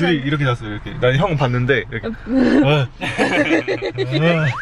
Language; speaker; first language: Korean; native; Korean